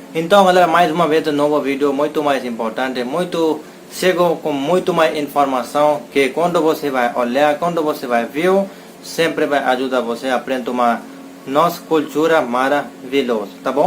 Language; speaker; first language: Portuguese; non-native, learner; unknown